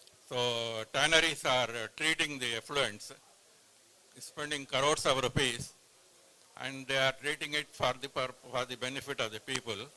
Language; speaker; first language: English; non-native, local second language; Tamil